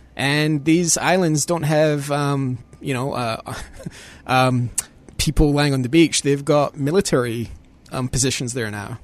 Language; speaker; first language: English; native; English